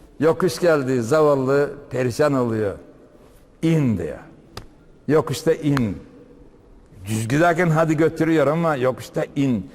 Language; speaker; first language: Turkish; native; Turkish